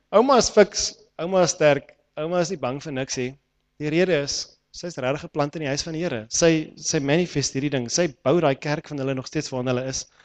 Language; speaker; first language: Afrikaans; native; Afrikaans